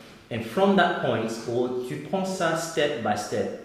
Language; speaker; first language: English; non-native, fluent; Lingala